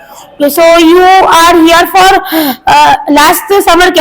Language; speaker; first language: English; non-native, learner; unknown